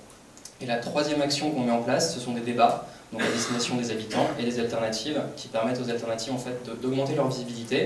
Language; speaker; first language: French; native; French